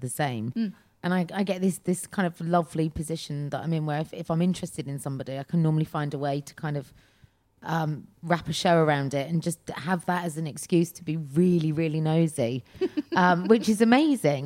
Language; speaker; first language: English; native; English